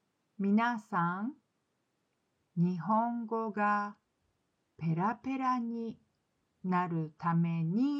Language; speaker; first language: Japanese; non-native, learner; English